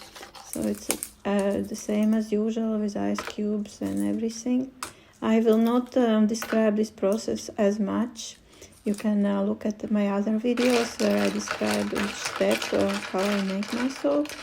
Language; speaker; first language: English; non-native, fluent; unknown